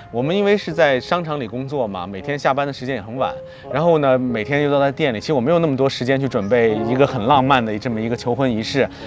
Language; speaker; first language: Chinese; native; Chinese